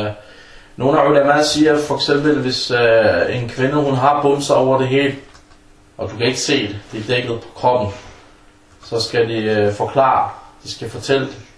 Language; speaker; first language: Danish; early bilingual, other home language; Arabic